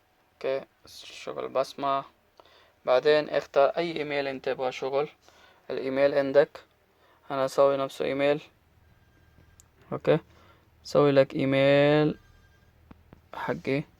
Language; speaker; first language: Arabic; non-native, learner; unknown